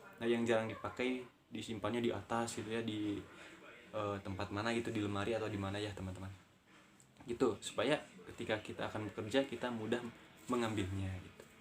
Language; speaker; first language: Indonesian; native; Indonesian